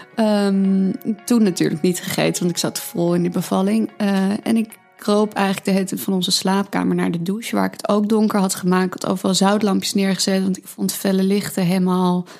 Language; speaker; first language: Dutch; native; Dutch